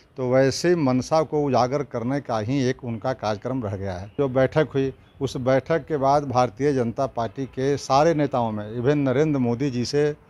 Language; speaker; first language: Hindi; native; Hindi